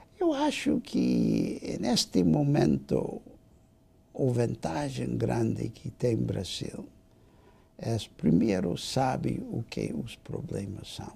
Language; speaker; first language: Portuguese; non-native, fluent; English